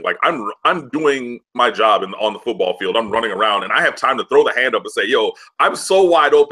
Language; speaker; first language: English; native; English